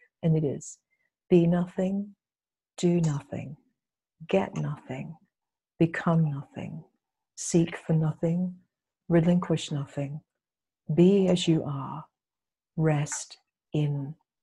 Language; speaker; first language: English; native; English